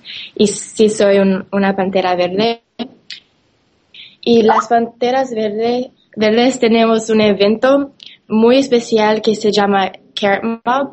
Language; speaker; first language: Spanish; non-native, learner; English